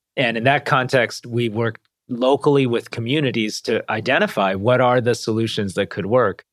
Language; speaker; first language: English; native; English